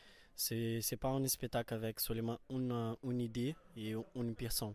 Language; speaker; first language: French; non-native, learner; Portuguese